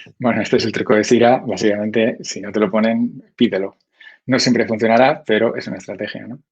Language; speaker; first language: Spanish; native; Spanish